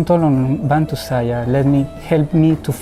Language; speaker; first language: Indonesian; non-native, learner; Spanish